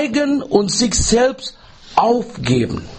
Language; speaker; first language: German; non-native, learner; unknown